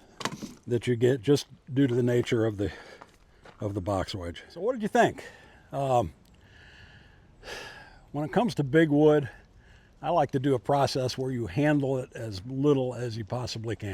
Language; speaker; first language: English; native; English